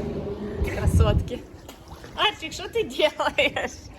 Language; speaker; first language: Russian; native; Russian